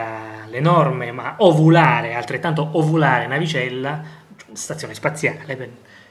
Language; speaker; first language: Italian; native; Italian